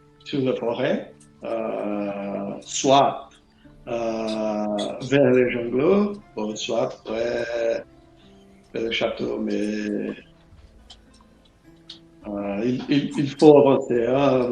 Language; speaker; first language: French; non-native, learner; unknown